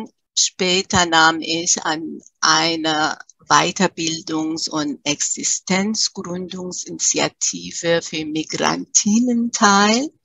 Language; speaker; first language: German; early bilingual, other home language; Persian